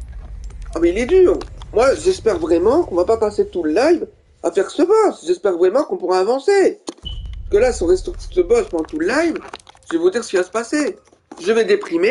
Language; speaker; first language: French; native; French